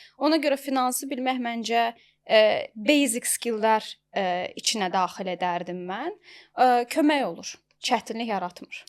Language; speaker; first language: Azerbaijani; native; Azerbaijani